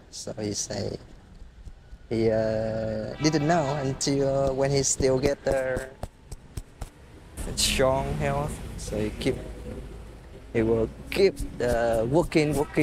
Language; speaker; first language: English; non-native, fluent; Vietnamese